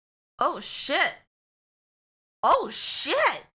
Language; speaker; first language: English; native; English